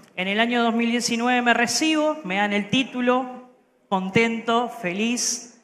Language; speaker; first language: Spanish; native; Spanish